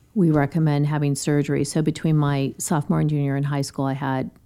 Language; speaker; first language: English; native; English